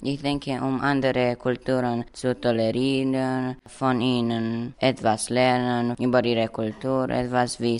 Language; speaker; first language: German; non-native, local second language; Romanian